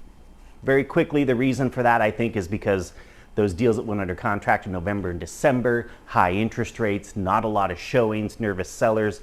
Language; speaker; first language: English; native; English